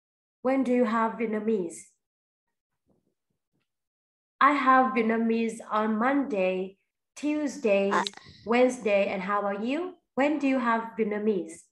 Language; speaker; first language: English; non-native, fluent; Vietnamese